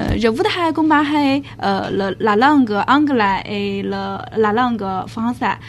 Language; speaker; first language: French; non-native, learner; Chinese